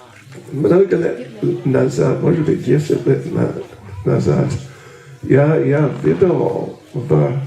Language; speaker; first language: Russian; non-native, learner; English